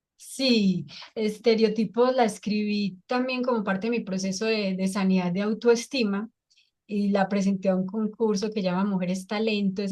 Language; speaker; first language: Spanish; native; Spanish